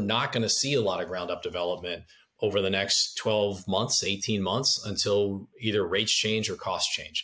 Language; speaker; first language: English; native; English